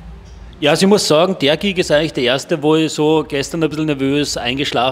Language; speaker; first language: German; native; German